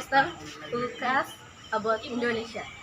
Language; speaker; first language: English; non-native, learner; Indonesian